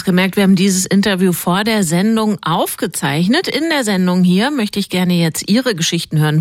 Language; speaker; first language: German; native; German